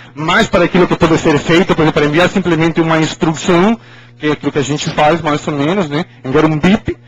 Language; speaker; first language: Portuguese; non-native, fluent; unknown